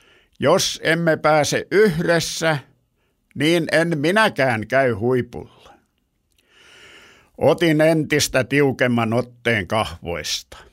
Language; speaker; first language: Finnish; native; Finnish